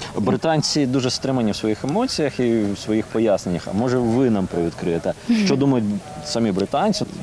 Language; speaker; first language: Ukrainian; native; Ukrainian